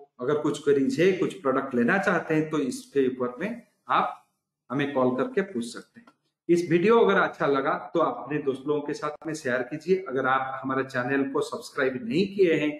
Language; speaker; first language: Hindi; non-native, local second language; Odia